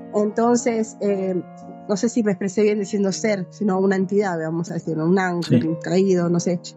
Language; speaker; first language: Spanish; native; Spanish